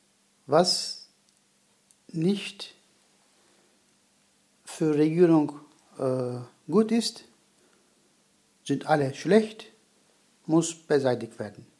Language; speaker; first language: German; non-native, learner; Turkish